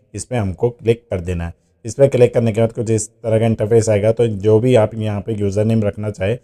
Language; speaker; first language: Hindi; native; Hindi